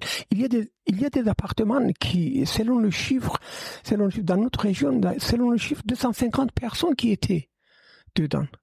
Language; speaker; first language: French; non-native, fluent; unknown